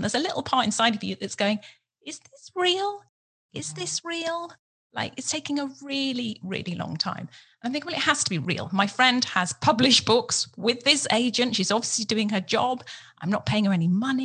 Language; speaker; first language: English; native; English